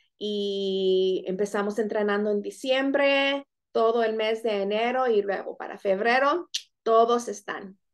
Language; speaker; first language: Spanish; native; Spanish